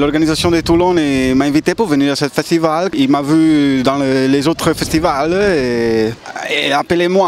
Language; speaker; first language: French; non-native, learner; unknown